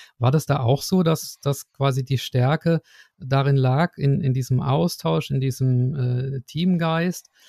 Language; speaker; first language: German; native; German